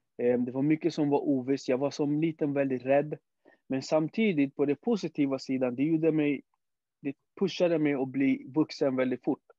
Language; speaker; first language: Swedish; early bilingual, other home language; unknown